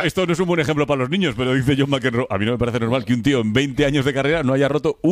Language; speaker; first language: Spanish; native; Spanish